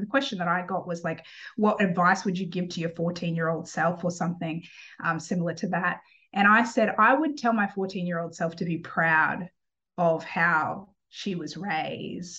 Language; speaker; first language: English; native; English